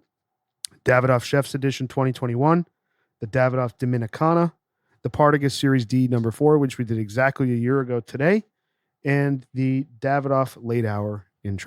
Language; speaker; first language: English; native; English